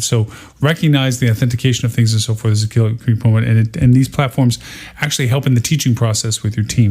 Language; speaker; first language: English; native; English